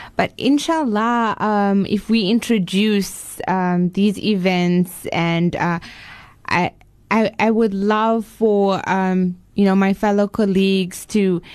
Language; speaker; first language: English; native; English